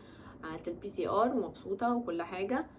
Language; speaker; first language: Arabic; native; Arabic